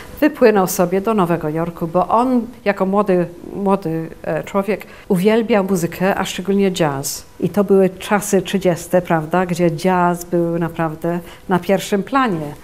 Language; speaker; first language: Polish; early bilingual, heritage; Polish